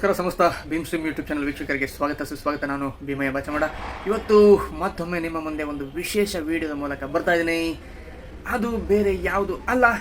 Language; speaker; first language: Kannada; non-native, local second language; Kodava